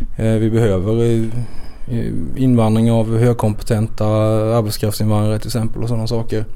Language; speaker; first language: Swedish; native; Swedish